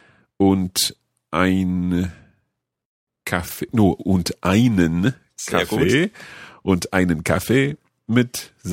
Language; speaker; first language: German; non-native, learner; English